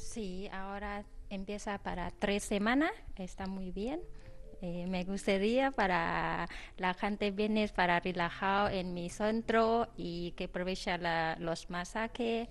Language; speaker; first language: Spanish; non-native, learner; Thai